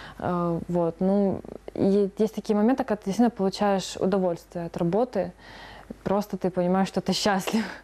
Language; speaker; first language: Russian; native; Russian